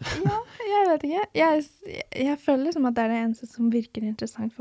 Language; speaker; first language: Norwegian; early bilingual, other home language; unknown